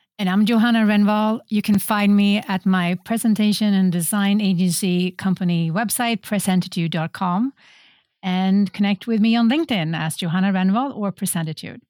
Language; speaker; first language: English; non-native, fluent; Swedish